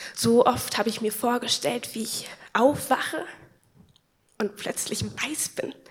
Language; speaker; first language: German; native; German